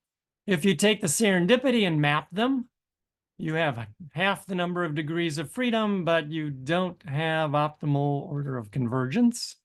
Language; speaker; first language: English; native; English